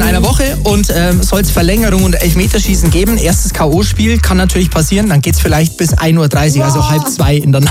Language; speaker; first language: German; native; German